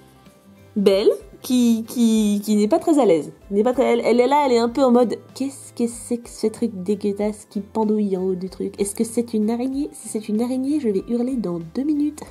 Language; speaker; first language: French; native; French